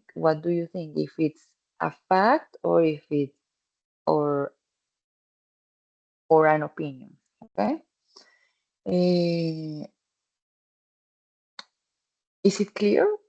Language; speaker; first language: English; non-native, fluent; Spanish